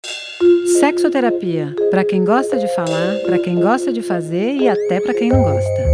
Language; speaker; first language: Portuguese; native; Portuguese